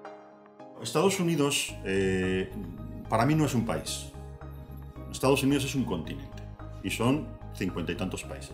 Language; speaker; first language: Spanish; native; Spanish